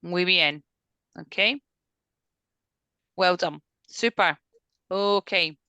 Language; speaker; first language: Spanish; non-native, fluent; English